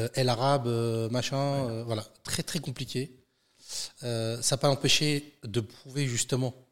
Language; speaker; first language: French; native; French